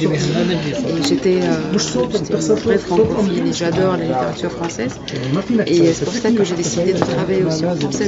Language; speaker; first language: French; non-native, fluent; Arabic